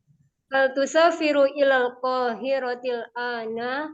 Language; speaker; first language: Arabic; non-native, learner; Indonesian